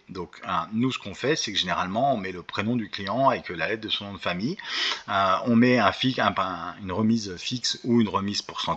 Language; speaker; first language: French; native; French